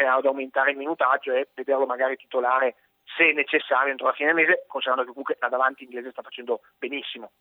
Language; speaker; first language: Italian; native; Italian